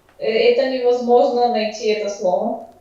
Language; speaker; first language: Russian; non-native, fluent; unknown